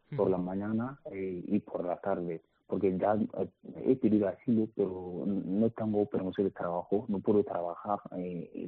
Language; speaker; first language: Spanish; non-native, learner; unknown